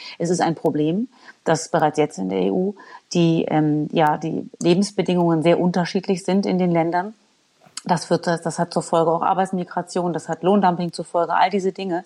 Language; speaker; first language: German; native; German